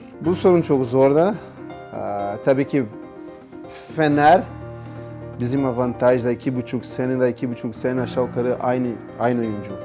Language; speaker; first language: Turkish; non-native, learner; Portuguese